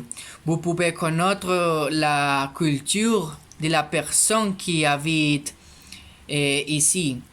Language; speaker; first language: French; non-native, learner; Spanish